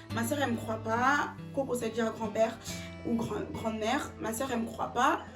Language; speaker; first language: French; early bilingual, other home language; Lingala